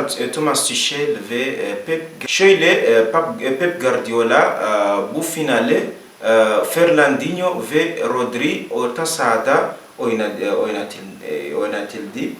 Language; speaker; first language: Turkish; non-native, learner; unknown